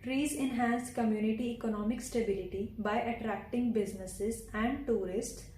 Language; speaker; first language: English; non-native, local second language; Punjabi